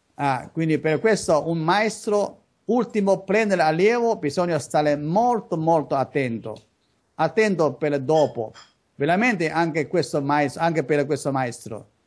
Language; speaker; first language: Italian; non-native, learner; Chinese